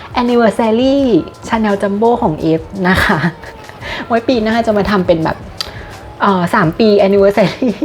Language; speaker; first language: Thai; native; Thai